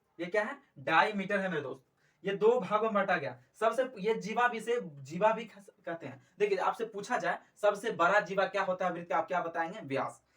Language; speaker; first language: Hindi; native; Hindi